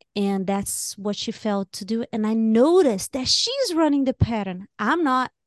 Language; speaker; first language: English; non-native, fluent; Portuguese